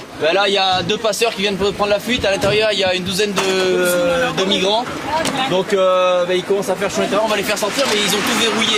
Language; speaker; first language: French; native; French